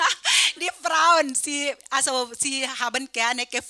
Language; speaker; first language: German; non-native, learner; Thai